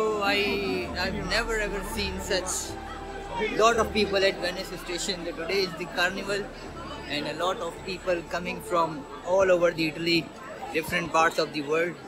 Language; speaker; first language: English; non-native, fluent; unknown